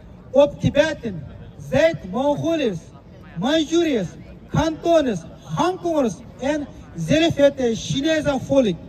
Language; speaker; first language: Dutch; non-native, fluent; Uyghur